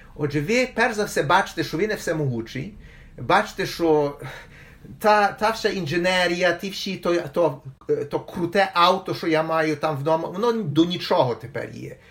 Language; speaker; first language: Ukrainian; early bilingual, heritage; Ukrainian